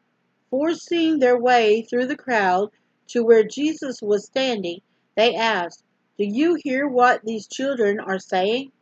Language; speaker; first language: English; native; English